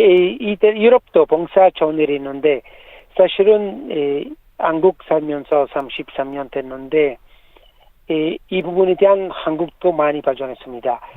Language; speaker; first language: Korean; non-native, learner; Italian